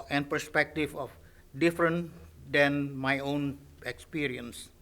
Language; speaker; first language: English; non-native, fluent; Indonesian